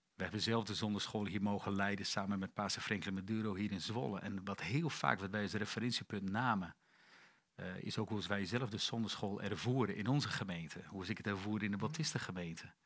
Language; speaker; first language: Dutch; native; Dutch